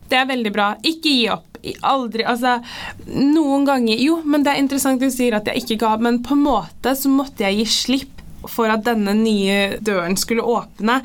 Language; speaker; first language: Norwegian; early bilingual, other home language; English